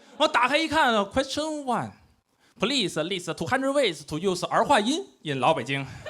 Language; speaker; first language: Chinese; native; Chinese